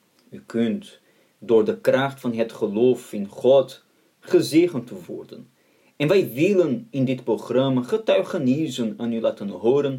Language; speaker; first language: Dutch; non-native, fluent; Portuguese